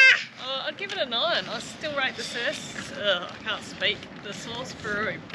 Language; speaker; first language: English; native; English